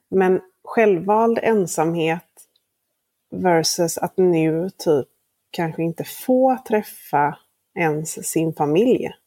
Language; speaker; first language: Swedish; native; Swedish